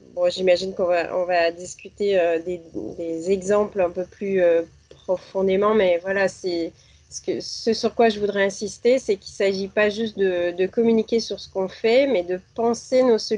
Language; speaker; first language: French; native; French